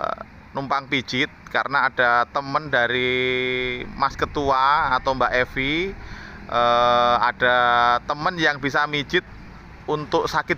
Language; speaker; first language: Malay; non-native, local second language; Javanese